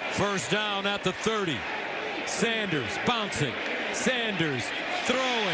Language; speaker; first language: English; native; English